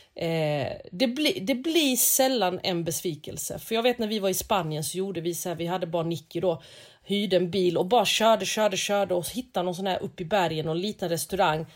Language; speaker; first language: Swedish; native; Swedish